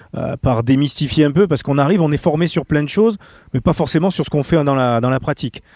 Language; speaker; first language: French; native; French